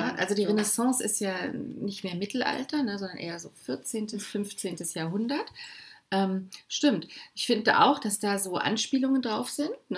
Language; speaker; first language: German; native; German